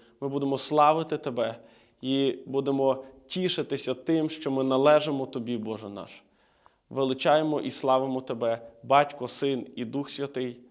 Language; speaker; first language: Ukrainian; native; Ukrainian